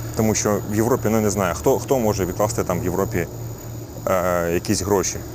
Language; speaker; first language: Ukrainian; non-native, local second language; Russian